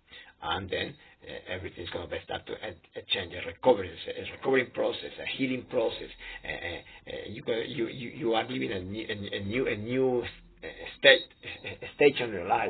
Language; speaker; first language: English; non-native, fluent; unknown